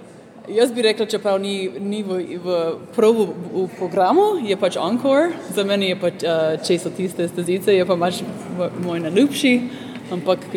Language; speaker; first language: Slovenian; early bilingual, heritage; Slovenian